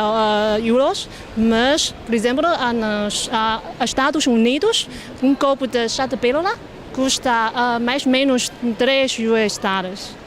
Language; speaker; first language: Portuguese; non-native, fluent; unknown